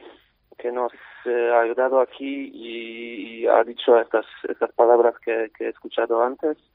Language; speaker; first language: Spanish; non-native, fluent; Polish